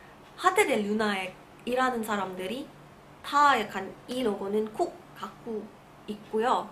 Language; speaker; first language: Korean; non-native, learner; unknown